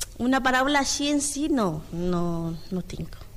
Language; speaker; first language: Catalan; non-native, learner; Spanish